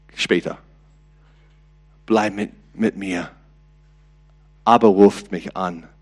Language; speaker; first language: German; non-native, learner; English